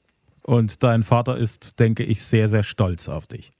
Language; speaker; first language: German; native; German